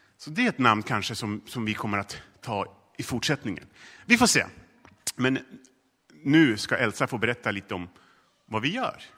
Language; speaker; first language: Swedish; native; Swedish